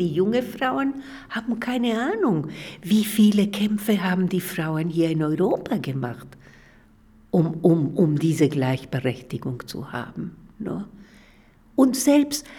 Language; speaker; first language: German; non-native, fluent; Spanish